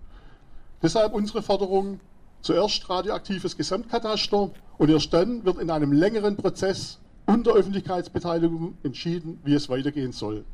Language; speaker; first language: German; native; German